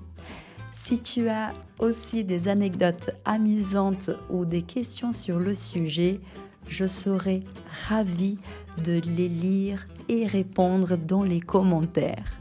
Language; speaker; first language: French; non-native, fluent; Portuguese